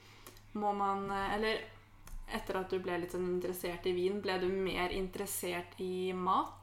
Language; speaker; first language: Norwegian; native; Norwegian